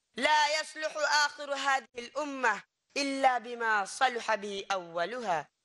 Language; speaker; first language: Arabic; non-native, fluent; Bangla